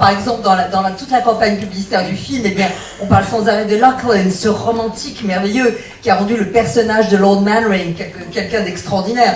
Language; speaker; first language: French; native; French